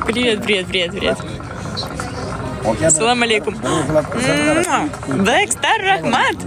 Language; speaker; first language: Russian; non-native, local second language; Uzbek